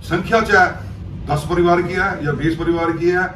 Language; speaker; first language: Hindi; non-native, local second language; Punjabi